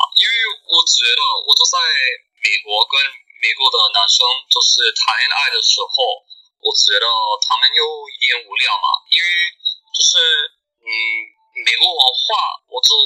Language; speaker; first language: Chinese; non-native, learner; English